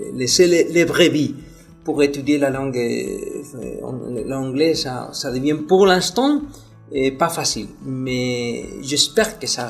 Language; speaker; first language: French; non-native, fluent; Spanish